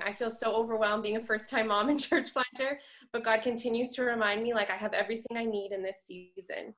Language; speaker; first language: English; native; English